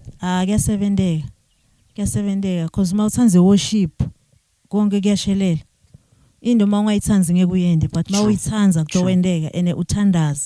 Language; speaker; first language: Zulu; non-native, local second language; Swati